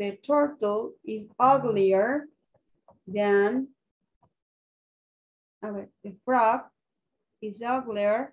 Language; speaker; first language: English; non-native, fluent; Spanish